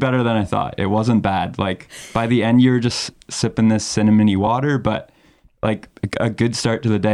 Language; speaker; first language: English; native; English